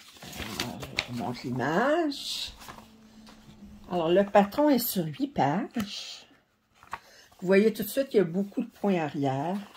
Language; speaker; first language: French; native; French